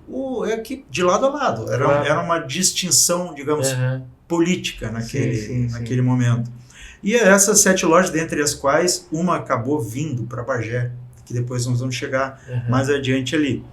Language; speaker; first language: Portuguese; native; Portuguese